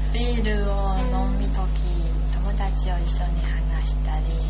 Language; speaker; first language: Japanese; non-native, learner; Chinese